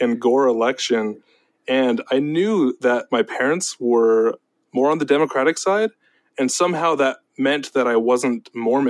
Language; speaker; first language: English; native; English